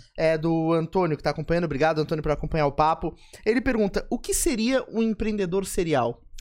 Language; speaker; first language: Portuguese; native; Portuguese